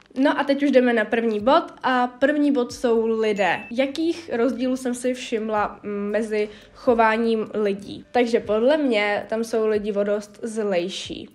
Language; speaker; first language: Czech; early bilingual, other home language; Russian